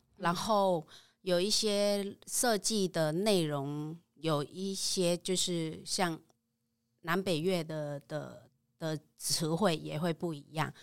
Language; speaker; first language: Chinese; non-native, fluent; Vietnamese